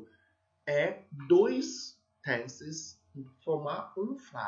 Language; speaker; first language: Portuguese; non-native, fluent; English